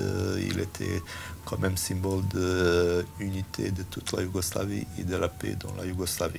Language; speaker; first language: French; non-native, fluent; Bosnian